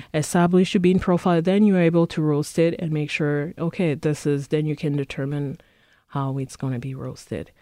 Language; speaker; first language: English; non-native, local second language; French